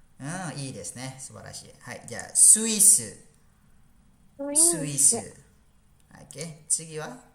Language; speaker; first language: Japanese; non-native, fluent; Malay